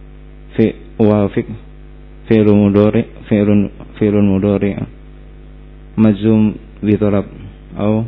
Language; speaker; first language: Arabic; non-native, learner; Indonesian